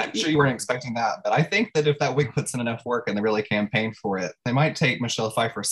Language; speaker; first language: English; native; English